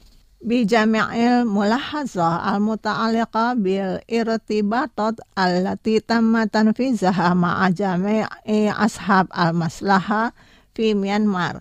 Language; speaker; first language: Arabic; non-native, fluent; Indonesian